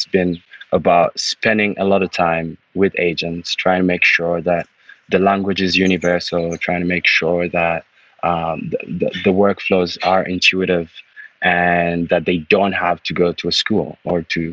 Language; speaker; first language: English; non-native, local second language; Ganda